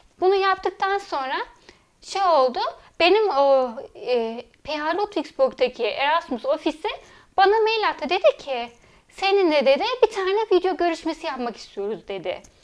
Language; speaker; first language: Turkish; early bilingual, heritage; Turkish